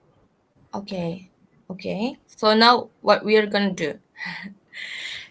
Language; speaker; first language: English; non-native, learner; Indonesian